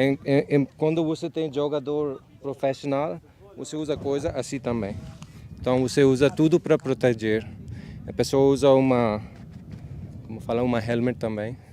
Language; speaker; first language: Portuguese; non-native, learner; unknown